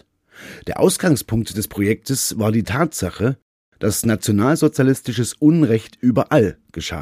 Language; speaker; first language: German; native; German